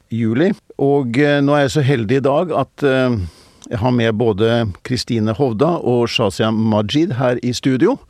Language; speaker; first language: Norwegian; native; Norwegian